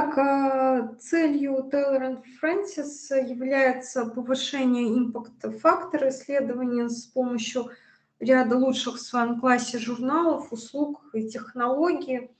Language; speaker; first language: Russian; native; Russian